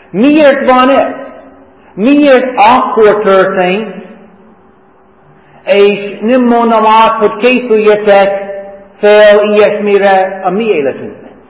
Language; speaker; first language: Hungarian; non-native, fluent; English